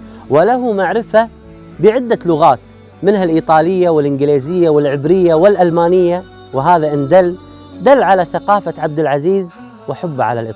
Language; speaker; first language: Arabic; native; Arabic